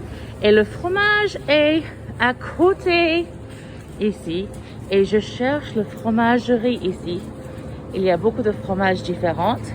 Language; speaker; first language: French; non-native, fluent; English